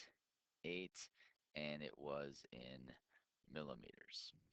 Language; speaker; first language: English; native; English